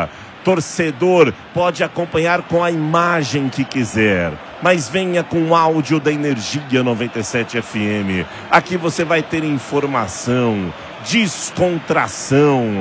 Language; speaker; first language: Portuguese; native; Portuguese